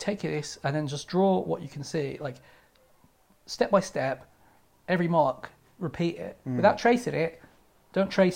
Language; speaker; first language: English; native; English